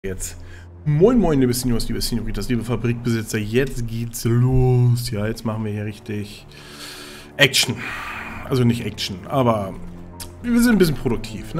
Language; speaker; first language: German; native; German